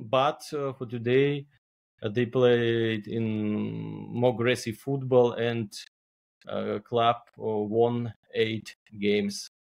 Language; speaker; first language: English; non-native, learner; Belarusian